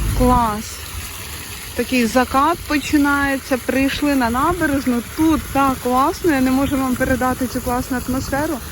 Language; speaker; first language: Ukrainian; non-native, local second language; Russian